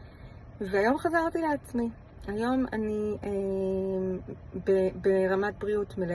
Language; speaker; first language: Hebrew; native; Hebrew